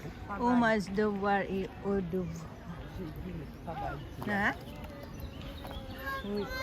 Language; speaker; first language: French; non-native, learner; Cebuano